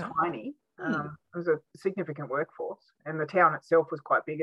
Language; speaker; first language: English; native; English